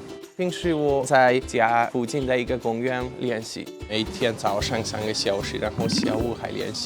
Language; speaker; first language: Chinese; non-native, fluent; Hungarian